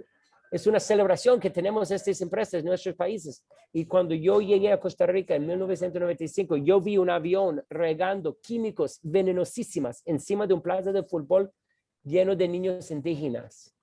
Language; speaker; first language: Spanish; non-native, fluent; English